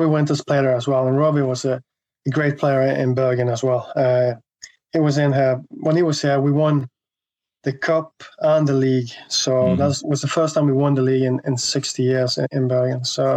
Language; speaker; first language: English; non-native, fluent; Norwegian